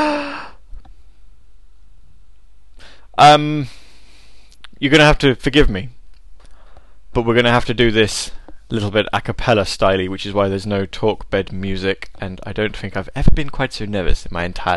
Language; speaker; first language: English; native; English